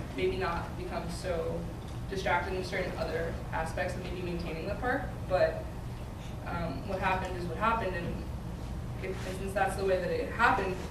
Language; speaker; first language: English; native; English